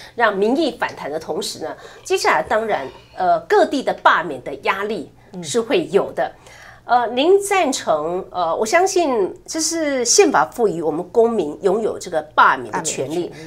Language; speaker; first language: Chinese; non-native, local second language; Min Nan Chinese